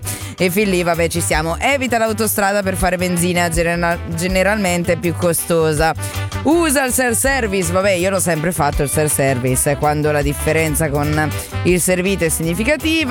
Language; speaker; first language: Italian; native; Italian